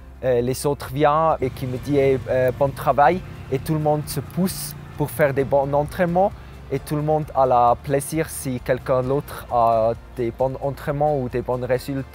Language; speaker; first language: French; non-native, local second language; German